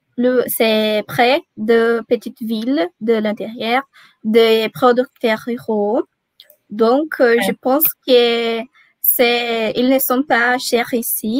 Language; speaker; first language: French; non-native, learner; Portuguese